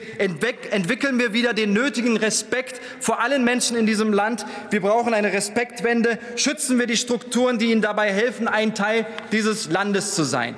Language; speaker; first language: German; early bilingual, other home language; Turkish